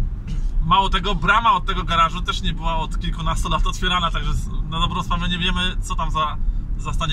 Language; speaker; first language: Polish; native; Polish